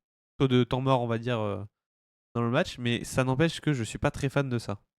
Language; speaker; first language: French; native; French